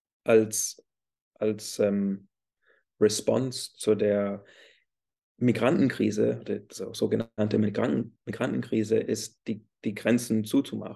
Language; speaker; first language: German; early bilingual, heritage; English